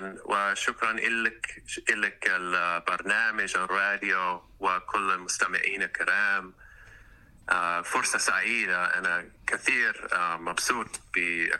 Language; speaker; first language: Arabic; non-native, learner; English